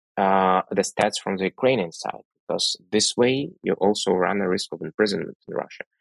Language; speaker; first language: English; non-native, fluent; Russian